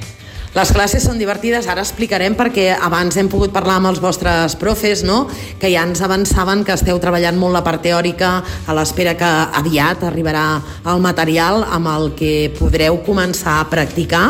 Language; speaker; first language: Catalan; native; Catalan